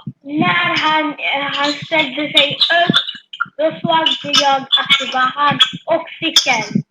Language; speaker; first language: Swedish; early bilingual, other home language; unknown